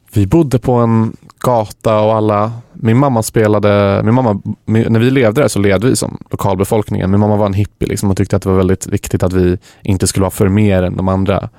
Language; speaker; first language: Swedish; native; Swedish